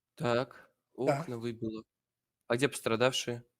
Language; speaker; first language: Russian; native; Russian